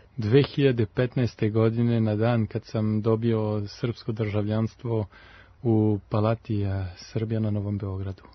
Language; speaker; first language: Serbian; non-native, fluent; French